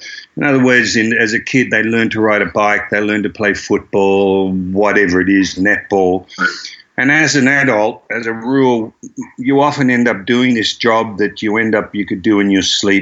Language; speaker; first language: English; native; English